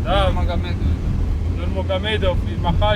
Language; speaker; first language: Russian; non-native, learner; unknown